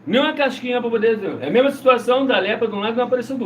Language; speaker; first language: Portuguese; native; Portuguese